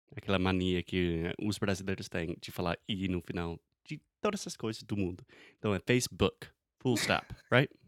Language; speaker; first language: Portuguese; non-native, fluent; English